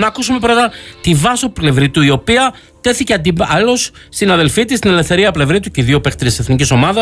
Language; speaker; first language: Greek; native; Greek